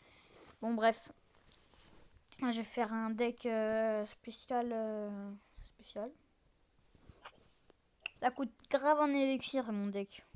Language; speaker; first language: French; native; French